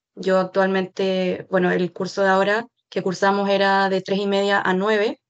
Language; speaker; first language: Spanish; native; Spanish